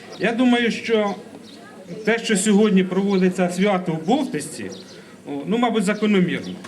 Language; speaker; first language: Ukrainian; native; Ukrainian